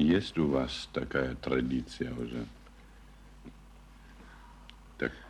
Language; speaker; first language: Russian; non-native, learner; German